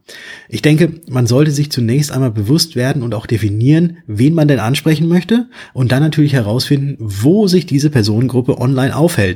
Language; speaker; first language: German; native; German